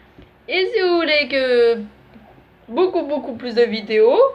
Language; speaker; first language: French; native; French